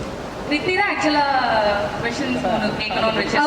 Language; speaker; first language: Tamil; non-native, learner; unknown